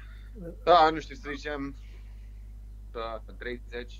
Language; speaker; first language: Romanian; early bilingual, heritage; Romanian